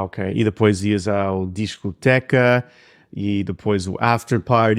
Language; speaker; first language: Portuguese; non-native, fluent; English